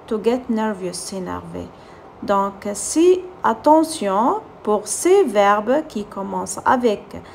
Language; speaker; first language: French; non-native, fluent; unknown